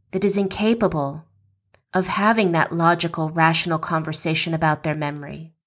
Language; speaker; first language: English; native; English